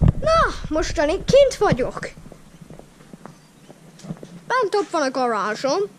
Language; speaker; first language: Hungarian; early bilingual, heritage; Hungarian